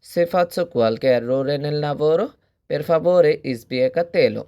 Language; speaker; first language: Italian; non-native, fluent; Bangla